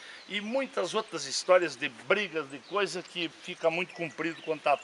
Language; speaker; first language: Portuguese; native; Portuguese